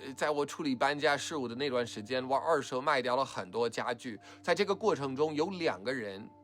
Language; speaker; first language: Chinese; non-native, fluent; English